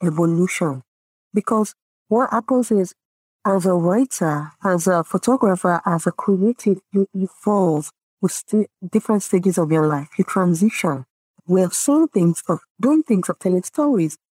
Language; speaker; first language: English; non-native, local second language; Yoruba